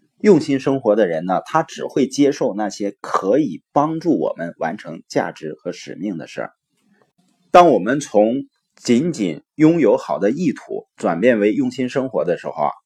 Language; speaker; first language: Chinese; native; Chinese